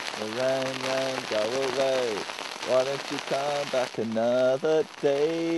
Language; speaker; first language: English; native; English